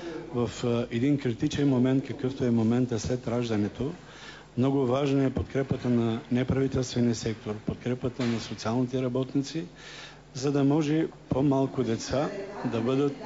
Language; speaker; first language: Bulgarian; native; Bulgarian